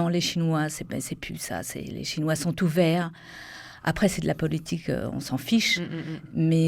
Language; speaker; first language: French; native; French